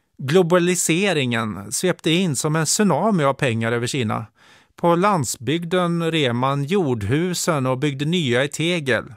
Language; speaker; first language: Swedish; native; Swedish